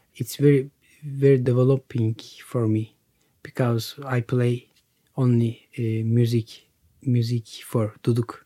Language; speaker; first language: English; non-native, learner; Turkish